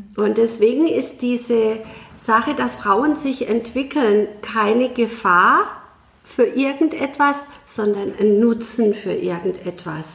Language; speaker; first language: German; native; German